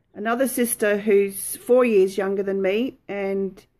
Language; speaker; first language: English; native; English